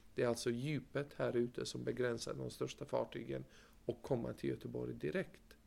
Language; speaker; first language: Swedish; native; Swedish